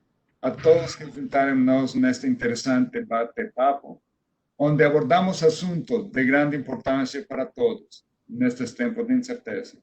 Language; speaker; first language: Portuguese; non-native, fluent; Spanish